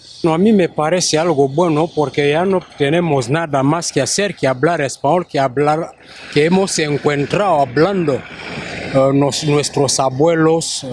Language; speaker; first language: Spanish; non-native, fluent; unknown